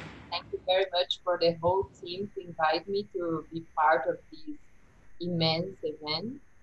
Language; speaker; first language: English; non-native, fluent; Portuguese